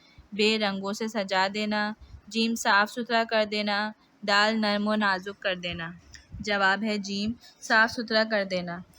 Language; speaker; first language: Urdu; native; Urdu